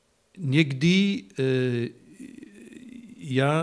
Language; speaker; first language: Czech; non-native, learner; Dutch